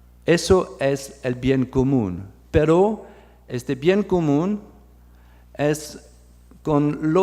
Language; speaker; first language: Spanish; non-native, fluent; French